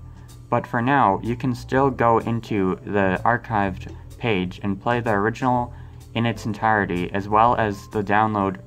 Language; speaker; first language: English; native; English